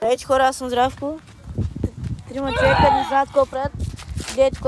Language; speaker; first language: Bulgarian; native; Bulgarian